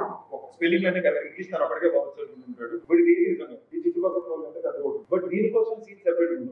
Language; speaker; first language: Telugu; native; Telugu